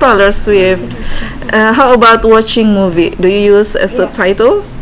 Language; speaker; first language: English; non-native, learner; Indonesian